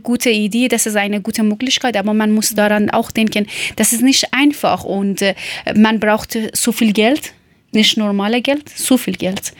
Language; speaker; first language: German; non-native, learner; Persian